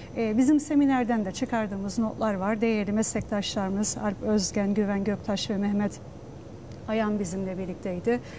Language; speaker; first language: Turkish; native; Turkish